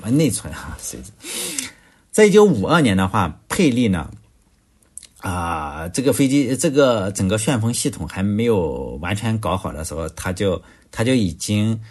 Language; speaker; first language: Chinese; native; Chinese